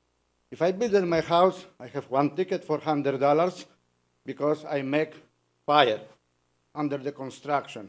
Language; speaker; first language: English; non-native, learner; Polish